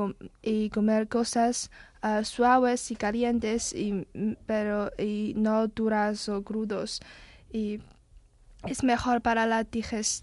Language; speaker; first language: Spanish; non-native, learner; Chinese